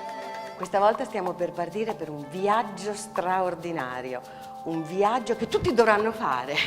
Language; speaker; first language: Italian; native; Italian